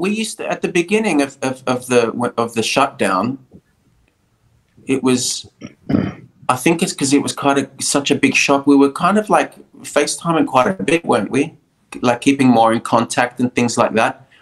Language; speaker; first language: English; early bilingual, other home language; Spanish